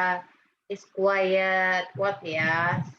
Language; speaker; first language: English; non-native, learner; Indonesian